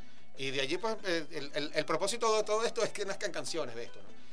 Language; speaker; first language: Spanish; native; Spanish